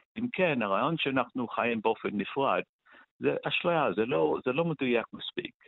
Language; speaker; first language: Hebrew; non-native, fluent; English